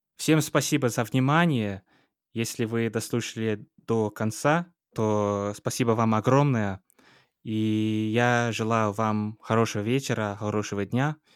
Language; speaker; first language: Russian; non-native, fluent; English